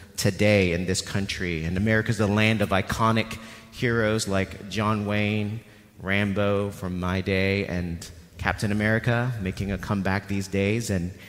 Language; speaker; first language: English; non-native, local second language; Cantonese